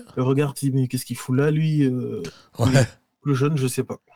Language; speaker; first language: French; native; French